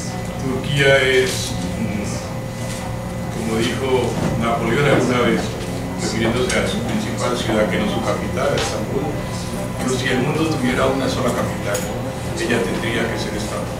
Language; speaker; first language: Spanish; native; Spanish